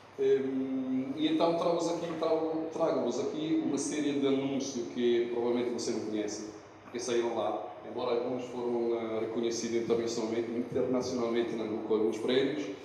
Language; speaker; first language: Portuguese; non-native, fluent; Italian